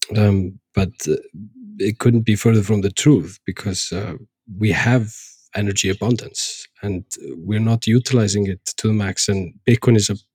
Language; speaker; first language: English; non-native, fluent; Icelandic